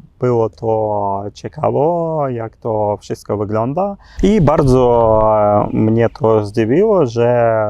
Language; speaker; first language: Polish; non-native, learner; Ukrainian